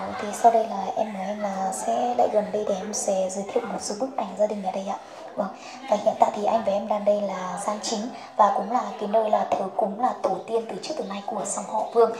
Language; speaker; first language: Vietnamese; non-native, local second language; Hmong